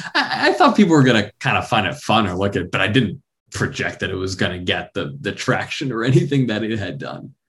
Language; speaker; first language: English; native; English